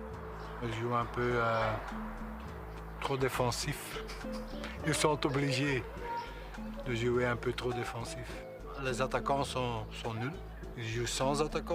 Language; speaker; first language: French; non-native, local second language; Dutch